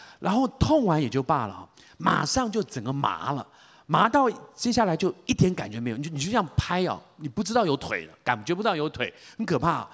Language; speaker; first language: Chinese; native; Chinese